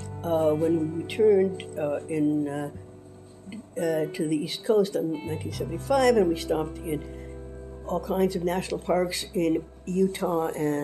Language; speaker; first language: English; native; English